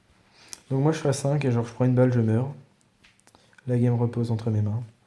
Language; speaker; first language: French; native; French